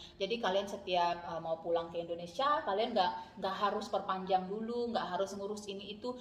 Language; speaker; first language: Indonesian; native; Indonesian